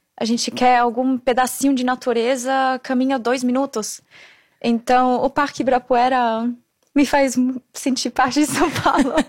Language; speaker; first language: Portuguese; non-native, fluent; German